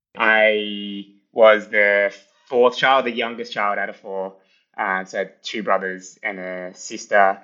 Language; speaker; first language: English; early bilingual, other home language; Italian